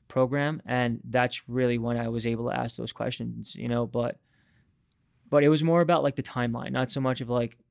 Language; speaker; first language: English; native; English